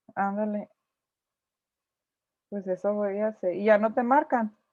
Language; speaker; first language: Spanish; native; Spanish